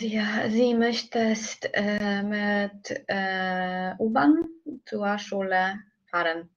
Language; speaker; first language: German; non-native, learner; Polish